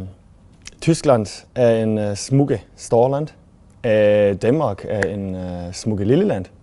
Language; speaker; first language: Danish; non-native, learner; German